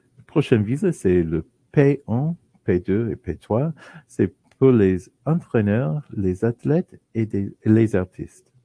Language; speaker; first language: French; non-native, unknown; English